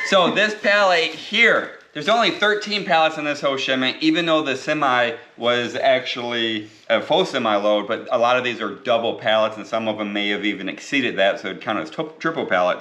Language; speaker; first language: English; native; English